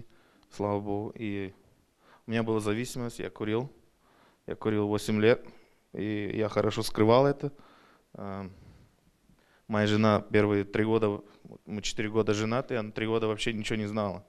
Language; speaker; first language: Russian; early bilingual, heritage; Russian